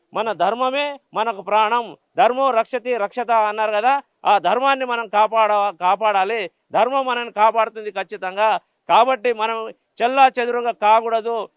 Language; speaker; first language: Telugu; non-native, local second language; Lambadi